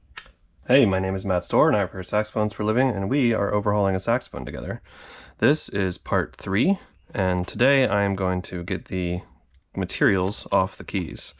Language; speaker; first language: English; native; English